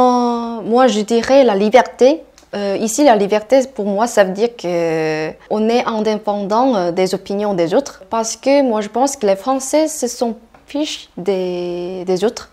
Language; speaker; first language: French; non-native, fluent; Korean